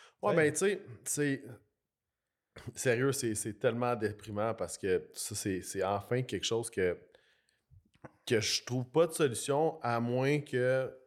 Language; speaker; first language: French; native; French